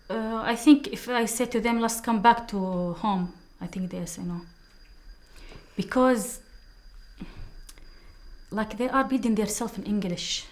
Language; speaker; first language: English; non-native, learner; Arabic